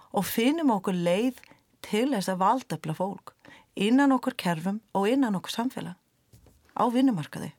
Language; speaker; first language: Icelandic; non-native, fluent; English